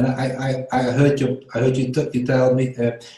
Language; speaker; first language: English; non-native, fluent; Dutch